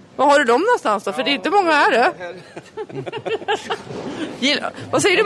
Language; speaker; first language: Swedish; native; Swedish